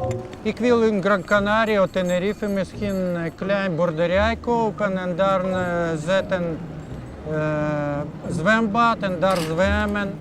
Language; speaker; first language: Dutch; non-native, learner; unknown